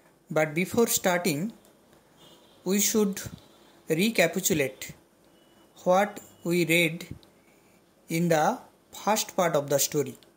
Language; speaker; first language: English; non-native, local second language; Bangla